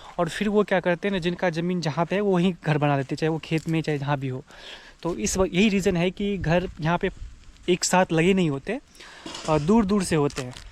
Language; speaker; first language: Hindi; native; Hindi